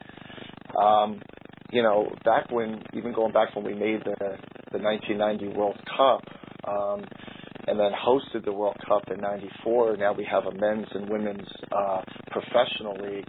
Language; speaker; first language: English; native; English